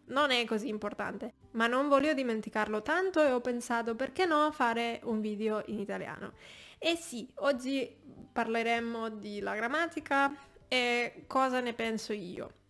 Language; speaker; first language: Italian; non-native, fluent; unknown